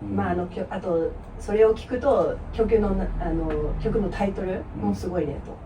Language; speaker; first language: Japanese; non-native, fluent; English